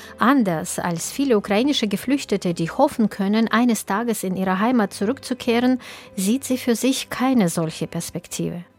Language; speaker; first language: German; native; German